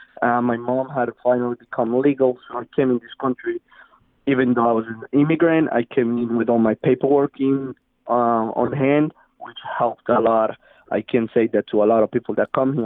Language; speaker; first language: English; non-native, fluent; Spanish